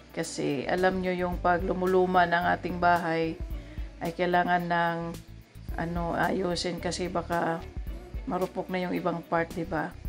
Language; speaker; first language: Filipino; non-native, local second language; Cebuano